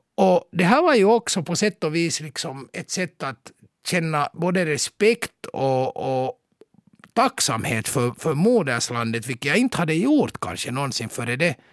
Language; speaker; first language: Swedish; native; Swedish